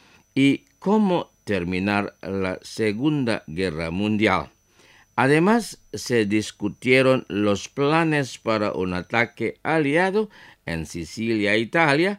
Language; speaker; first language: Spanish; non-native, fluent; Indonesian